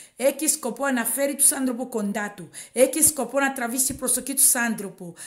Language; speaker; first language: Greek; non-native, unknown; Swahili